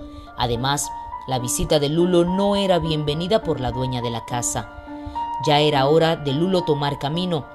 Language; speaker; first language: Spanish; native; Spanish